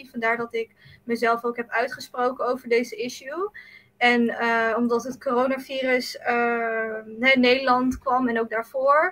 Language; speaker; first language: Dutch; early bilingual, other home language; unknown